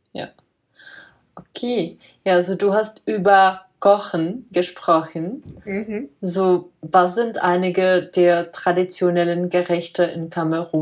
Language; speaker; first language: German; non-native, fluent; Czech